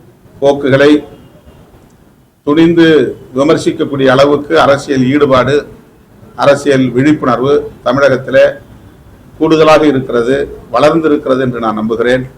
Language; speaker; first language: Tamil; native; Tamil